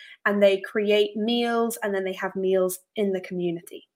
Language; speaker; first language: English; native; English